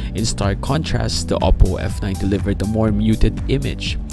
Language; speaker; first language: English; non-native, local second language; Filipino